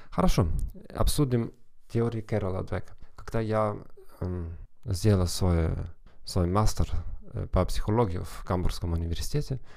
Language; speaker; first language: Russian; non-native, fluent; German